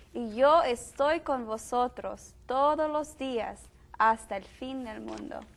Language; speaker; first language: Spanish; native; Spanish